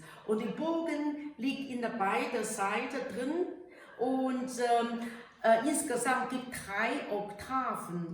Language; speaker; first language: German; non-native, learner; Chinese